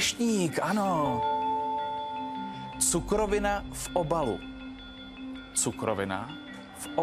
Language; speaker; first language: Czech; native; Czech